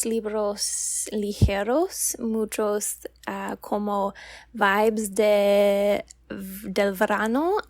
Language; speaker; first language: Spanish; non-native, learner; English